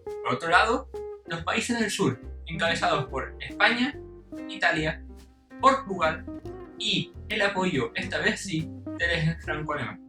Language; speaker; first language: Spanish; native; Spanish